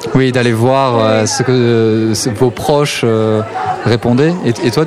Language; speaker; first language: French; native; French